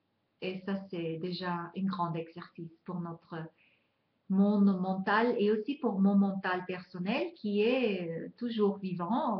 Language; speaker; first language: French; non-native, fluent; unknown